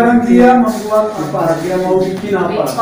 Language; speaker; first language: Indonesian; non-native, fluent; Turkish